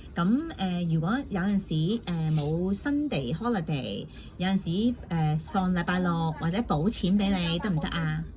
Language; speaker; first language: Cantonese; native; Cantonese